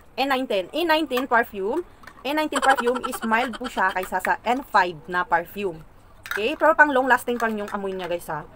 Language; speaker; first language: Filipino; native; Filipino